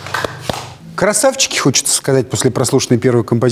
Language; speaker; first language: Russian; native; Russian